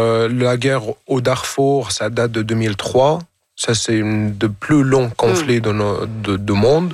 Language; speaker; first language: French; non-native, fluent; Arabic